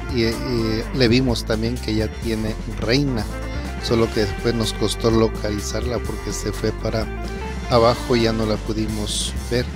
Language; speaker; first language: Spanish; native; Spanish